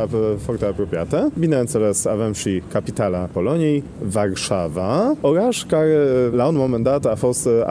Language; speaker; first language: Romanian; non-native, fluent; Polish